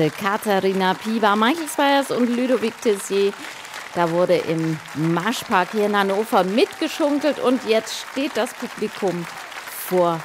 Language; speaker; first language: German; native; German